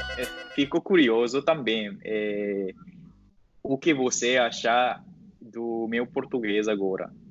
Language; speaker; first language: Portuguese; non-native, learner; Spanish